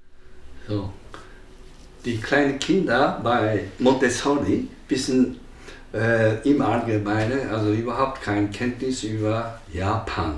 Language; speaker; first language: German; non-native, fluent; Japanese